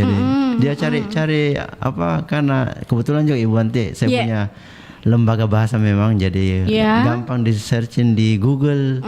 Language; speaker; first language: Indonesian; native; Indonesian